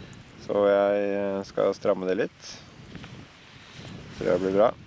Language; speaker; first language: Norwegian; native; Norwegian